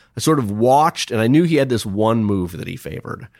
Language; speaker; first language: English; native; English